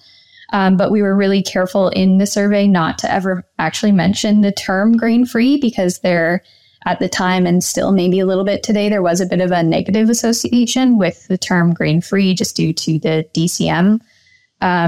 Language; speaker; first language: English; native; English